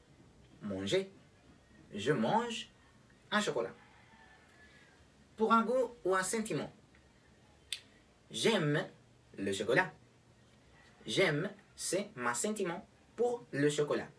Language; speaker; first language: French; non-native, learner; Spanish